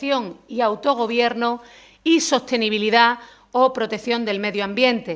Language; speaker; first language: Spanish; native; Spanish